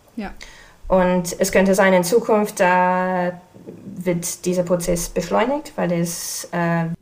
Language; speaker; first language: German; non-native, fluent; English